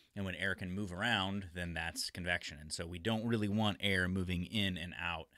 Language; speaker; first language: English; native; English